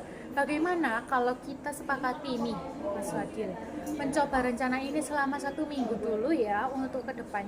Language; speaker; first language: Indonesian; native; Indonesian